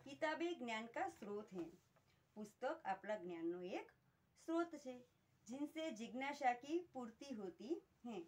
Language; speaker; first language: Hindi; non-native, local second language; Gujarati